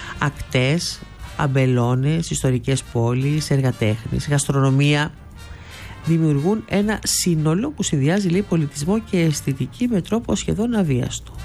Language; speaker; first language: Greek; native; Greek